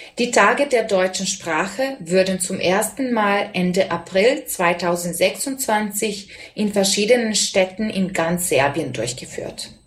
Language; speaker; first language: German; non-native, fluent; Serbian